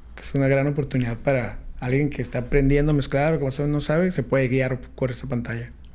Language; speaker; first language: Spanish; native; Spanish